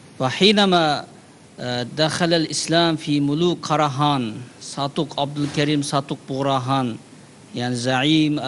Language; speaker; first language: Arabic; non-native, learner; Uyghur